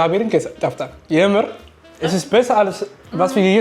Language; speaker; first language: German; early bilingual, other home language; Amharic